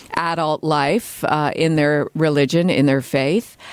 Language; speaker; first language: English; native; English